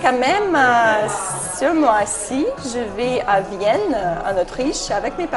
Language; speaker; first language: French; non-native, fluent; Ukrainian